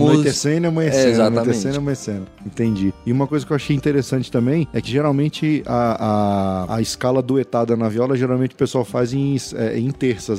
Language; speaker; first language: Portuguese; native; Portuguese